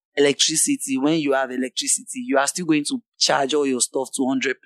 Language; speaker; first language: English; non-native, local second language; Yoruba